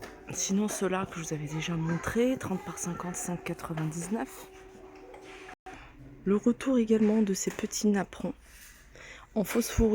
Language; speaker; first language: French; native; French